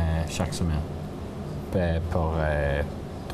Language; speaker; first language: French; non-native, learner; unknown